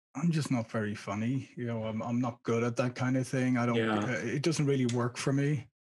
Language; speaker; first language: English; native; English